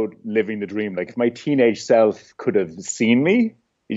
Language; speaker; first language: English; native; English